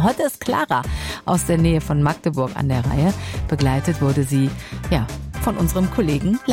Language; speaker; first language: German; native; German